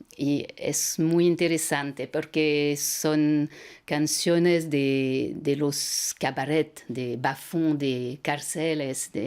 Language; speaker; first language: Spanish; non-native, fluent; French